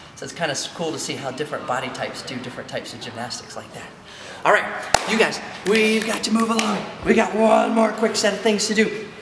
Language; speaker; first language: English; native; English